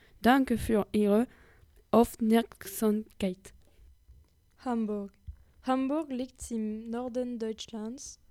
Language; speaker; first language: German; non-native, learner; French